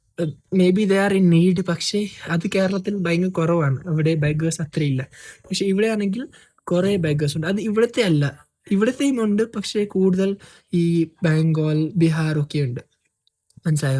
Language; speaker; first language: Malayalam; non-native, fluent; Kashmiri